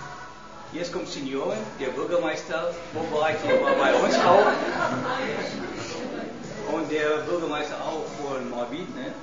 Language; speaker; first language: German; non-native, learner; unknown